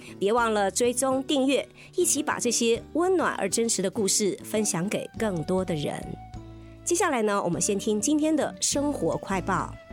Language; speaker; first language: Chinese; native; Chinese